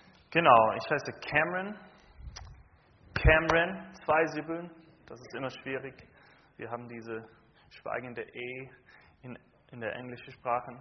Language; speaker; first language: German; non-native, fluent; English